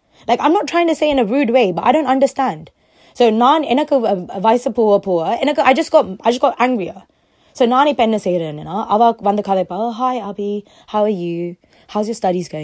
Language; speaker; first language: English; early bilingual, other home language; Tamil